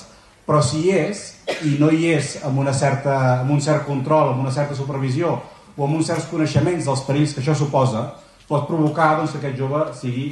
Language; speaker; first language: Catalan; native; Catalan